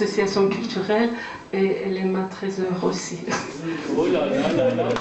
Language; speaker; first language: French; non-native, fluent; Persian